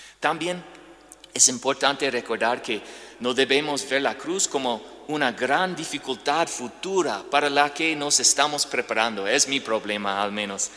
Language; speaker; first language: Spanish; non-native, fluent; English